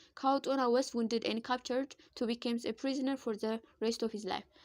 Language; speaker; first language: English; non-native, local second language; Amharic